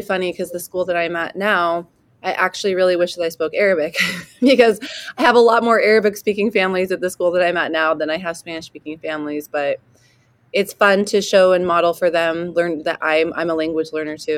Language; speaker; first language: English; native; English